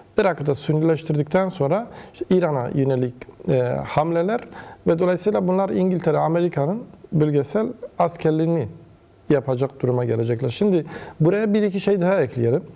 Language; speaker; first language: Turkish; non-native, local second language; Kurdish